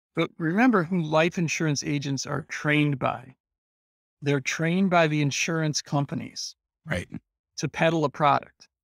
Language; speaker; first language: English; native; English